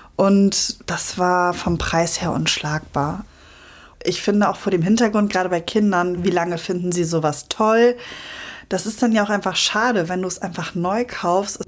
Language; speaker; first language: German; native; German